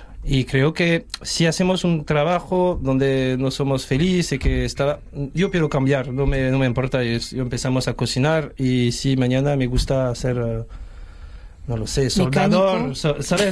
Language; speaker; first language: Spanish; non-native, fluent; French